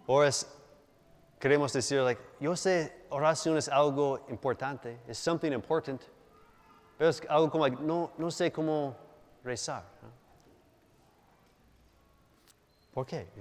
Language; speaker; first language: Spanish; non-native, fluent; English